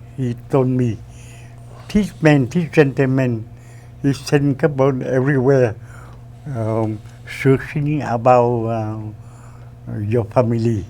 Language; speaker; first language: English; non-native, learner; Vietnamese